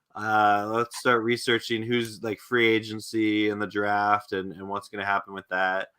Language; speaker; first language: English; native; English